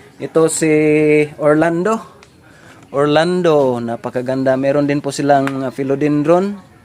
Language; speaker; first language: Filipino; non-native, local second language; Cebuano